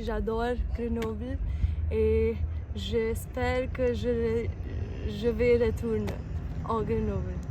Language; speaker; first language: French; non-native, learner; Hindi